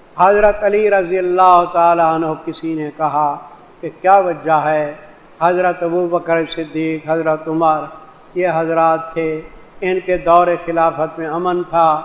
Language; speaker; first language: Urdu; non-native, local second language; Saraiki